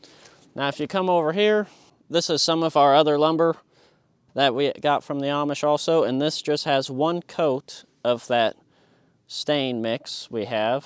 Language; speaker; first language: English; native; English